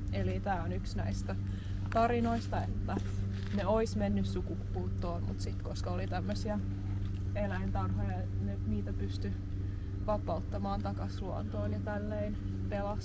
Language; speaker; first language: Finnish; native; Finnish